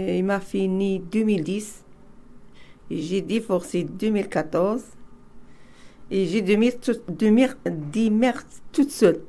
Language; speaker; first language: French; non-native, learner; Arabic